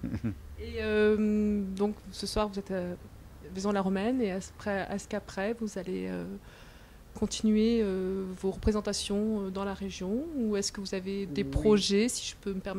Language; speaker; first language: French; native; French